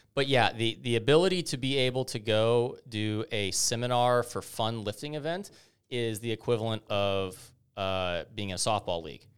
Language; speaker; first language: English; native; English